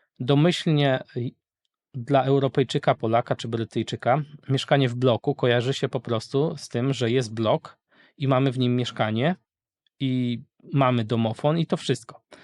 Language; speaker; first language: Polish; native; Polish